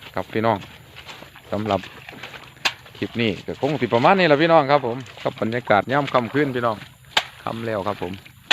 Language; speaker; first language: Thai; native; Thai